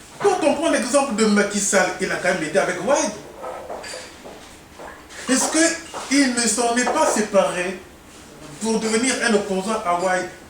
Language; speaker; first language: French; non-native, local second language; Lingala